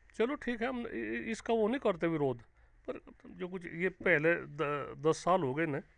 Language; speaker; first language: Hindi; native; Hindi